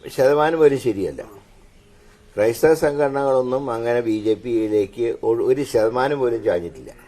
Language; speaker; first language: Malayalam; native; Malayalam